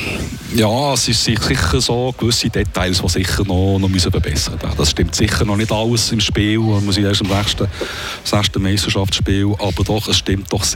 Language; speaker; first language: German; native; German